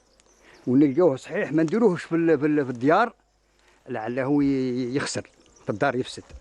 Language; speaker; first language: Arabic; native; Arabic